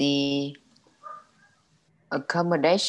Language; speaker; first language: English; non-native, learner; Vietnamese